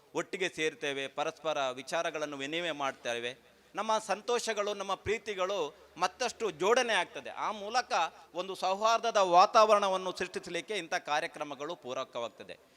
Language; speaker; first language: Kannada; native; Kannada